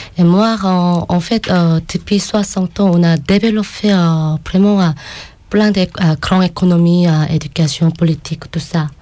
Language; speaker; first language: French; non-native, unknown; Korean